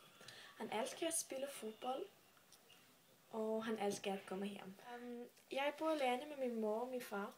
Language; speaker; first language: Danish; non-native, learner; Icelandic